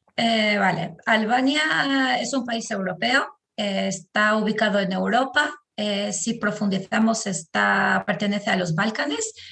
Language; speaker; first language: Spanish; non-native, fluent; Albanian